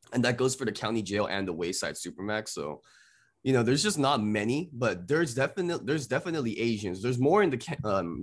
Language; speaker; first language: English; native; English